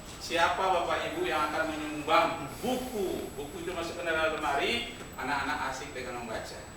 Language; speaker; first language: Indonesian; native; Indonesian